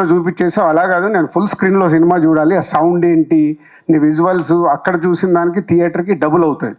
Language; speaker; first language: Telugu; native; Telugu